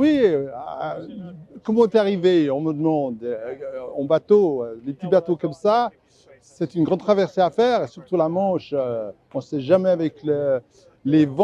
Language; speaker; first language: French; non-native, fluent; English